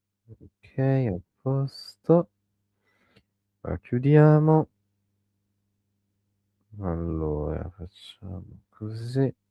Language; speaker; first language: Italian; native; Italian